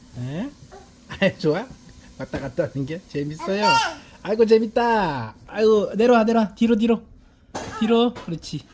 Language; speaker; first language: Korean; native; Korean